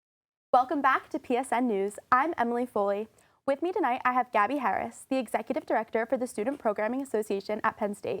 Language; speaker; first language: English; native; English